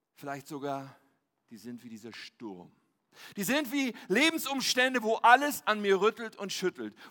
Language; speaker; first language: German; native; German